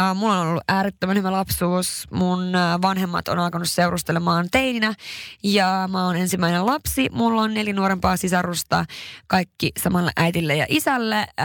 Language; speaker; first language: Finnish; early bilingual, heritage; Swedish